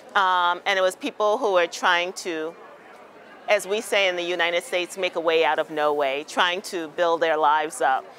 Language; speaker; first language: English; native; English